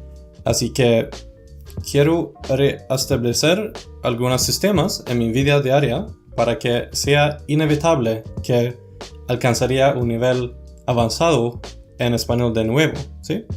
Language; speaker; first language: Spanish; non-native, fluent; Swedish